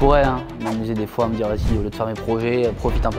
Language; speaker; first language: French; native; French